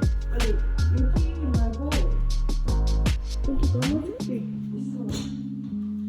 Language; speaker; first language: Korean; non-native, fluent; Japanese